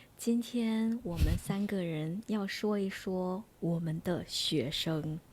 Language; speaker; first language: Chinese; native; Chinese